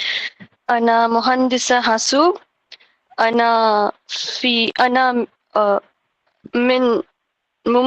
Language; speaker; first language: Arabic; non-native, learner; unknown